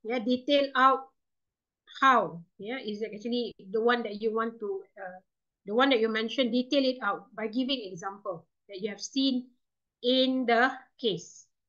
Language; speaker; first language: English; non-native, local second language; Malay